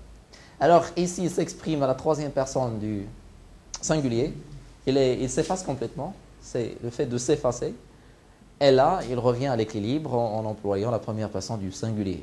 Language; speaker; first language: French; non-native, local second language; Arabic